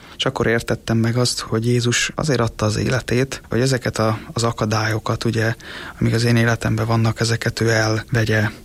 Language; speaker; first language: Hungarian; native; Hungarian